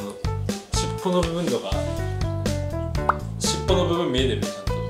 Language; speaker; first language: Japanese; native; Japanese